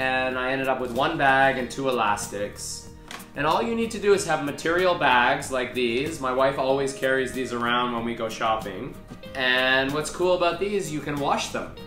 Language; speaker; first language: English; native; English